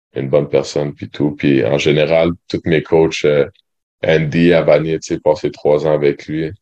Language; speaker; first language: French; native; French